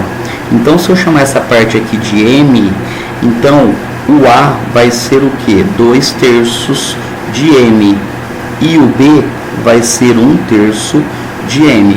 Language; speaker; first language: Portuguese; native; Portuguese